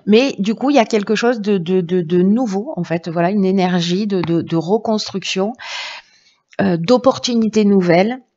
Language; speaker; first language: French; native; French